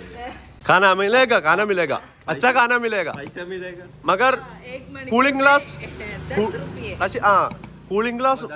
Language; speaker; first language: Hindi; non-native, local second language; Malayalam